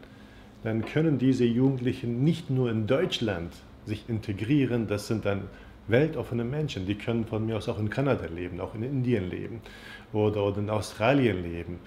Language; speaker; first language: German; non-native, fluent; Turkish